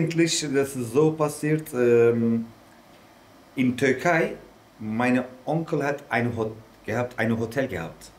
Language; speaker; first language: German; non-native, learner; Turkish